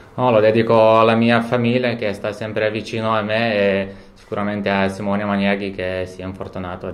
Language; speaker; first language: Italian; non-native, fluent; Lithuanian